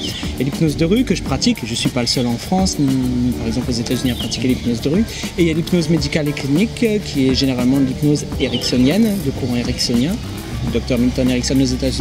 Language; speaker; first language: French; native; French